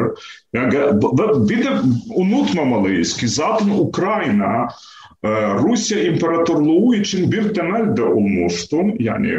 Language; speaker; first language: Turkish; non-native, fluent; Ukrainian